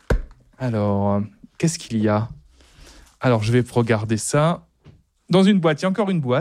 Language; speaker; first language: French; native; French